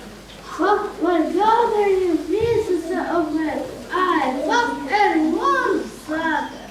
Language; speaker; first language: Icelandic; non-native, learner; Ukrainian